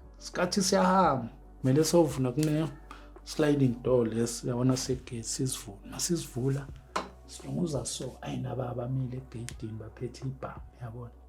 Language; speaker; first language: Zulu; native; Zulu